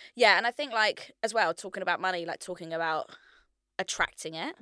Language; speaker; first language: English; native; English